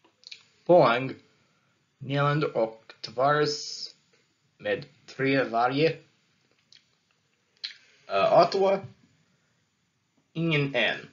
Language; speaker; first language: Swedish; non-native, learner; English